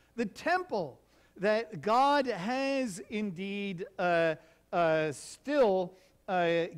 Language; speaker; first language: English; native; English